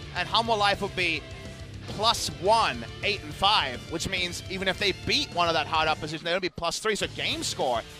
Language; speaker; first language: English; native; English